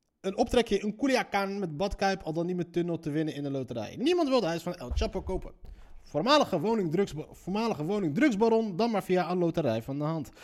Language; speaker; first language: Dutch; early bilingual, other home language; Riffian